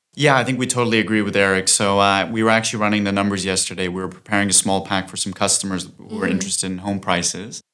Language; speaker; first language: English; non-native, fluent; German